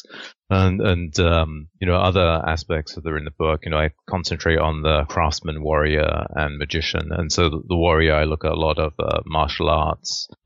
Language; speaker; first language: English; native; English